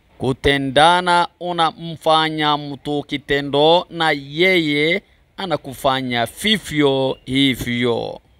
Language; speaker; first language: Swahili; non-native, fluent; Somali